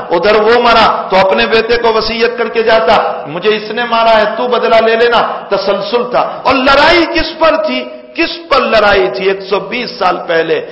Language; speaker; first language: Urdu; non-native, local second language; Gujarati